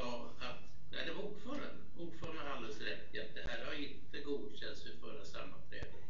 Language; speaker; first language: Swedish; native; Swedish